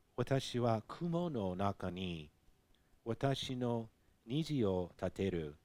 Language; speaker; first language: Japanese; non-native, fluent; English